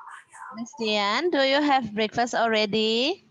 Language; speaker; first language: English; non-native, fluent; Indonesian